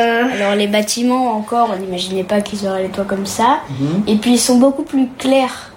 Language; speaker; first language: French; early bilingual, heritage; French